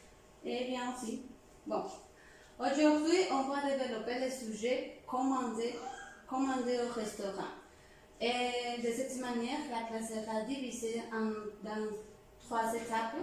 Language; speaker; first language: French; non-native, learner; Spanish